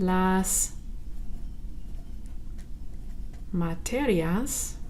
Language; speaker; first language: Spanish; non-native, fluent; English